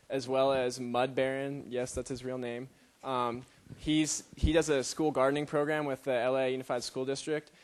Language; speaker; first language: English; native; English